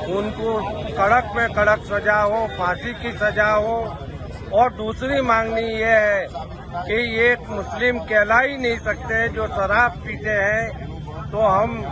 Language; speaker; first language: Hindi; non-native, local second language; Gujarati